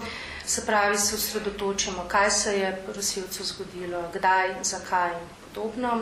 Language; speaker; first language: Slovenian; native; Slovenian